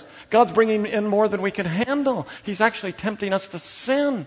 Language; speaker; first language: English; native; English